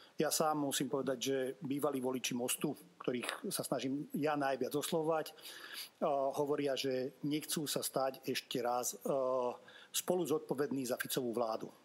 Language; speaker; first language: Slovak; non-native, local second language; Hungarian